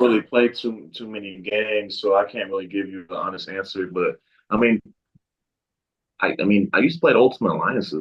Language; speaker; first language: English; native; English